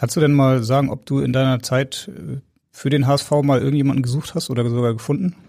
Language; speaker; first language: German; native; German